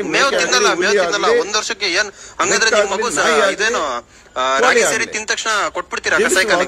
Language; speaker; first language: Kannada; native; Kannada